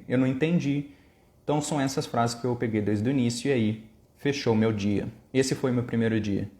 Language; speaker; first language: Portuguese; native; Portuguese